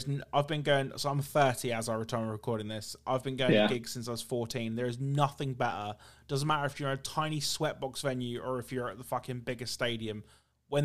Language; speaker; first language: English; native; English